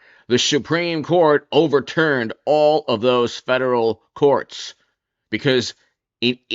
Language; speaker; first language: English; native; English